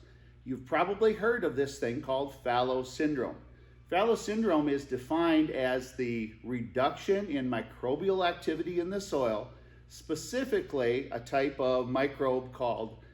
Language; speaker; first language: English; native; English